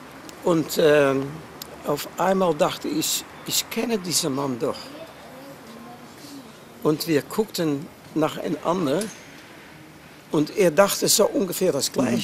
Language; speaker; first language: German; non-native, fluent; Dutch